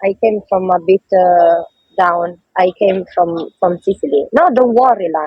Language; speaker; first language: English; non-native, learner; Italian